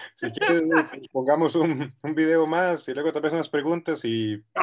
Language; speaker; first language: Spanish; native; Spanish